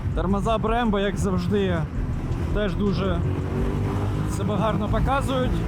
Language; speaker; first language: Ukrainian; non-native, local second language; Russian